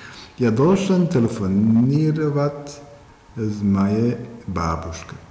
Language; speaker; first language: Russian; non-native, learner; German